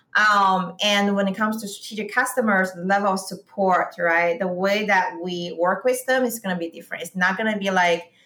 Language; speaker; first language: English; non-native, fluent; Chinese